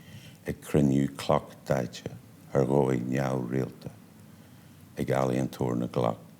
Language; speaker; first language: Irish; non-native, local second language; English